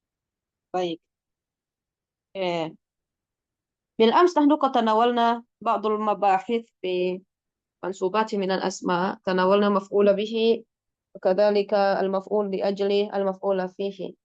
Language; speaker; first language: Arabic; non-native, fluent; Indonesian